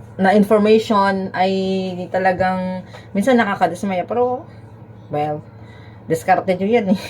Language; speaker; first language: Filipino; native; Filipino